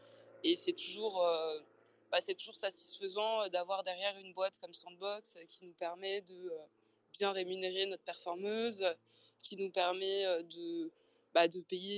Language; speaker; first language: French; native; French